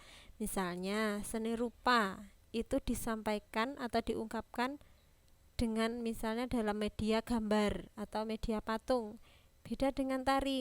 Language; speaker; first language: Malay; non-native, local second language; Javanese